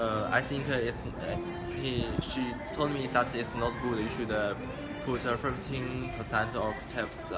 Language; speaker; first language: English; non-native, learner; Chinese